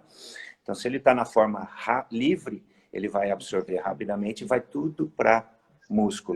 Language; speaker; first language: Portuguese; native; Portuguese